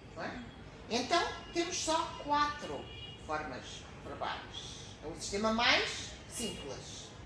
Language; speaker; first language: Portuguese; native; Portuguese